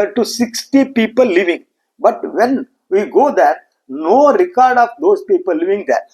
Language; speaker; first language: English; non-native, local second language; Kannada